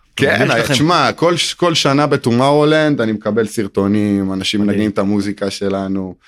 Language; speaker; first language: Hebrew; native; Hebrew